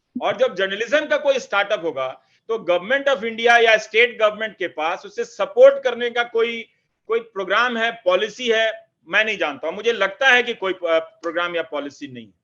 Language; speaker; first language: Hindi; native; Hindi